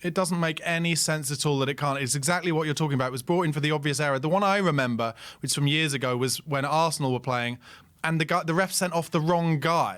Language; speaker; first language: English; native; English